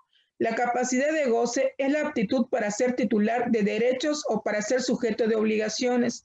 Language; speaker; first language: Spanish; native; Spanish